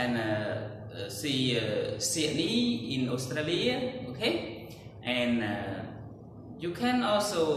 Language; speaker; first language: English; non-native, learner; Khmer